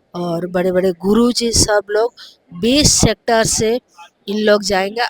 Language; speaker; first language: Hindi; non-native, local second language; Telugu